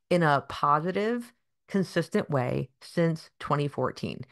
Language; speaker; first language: English; native; English